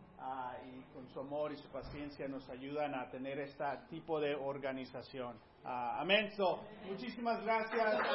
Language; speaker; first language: Spanish; early bilingual, heritage; Spanish